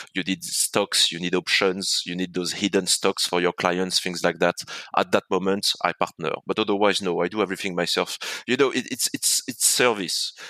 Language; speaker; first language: English; non-native, fluent; French